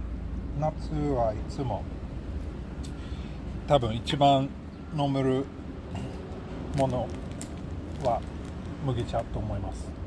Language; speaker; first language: Japanese; non-native, fluent; Swedish